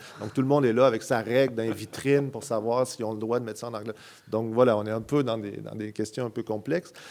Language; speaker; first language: French; native; French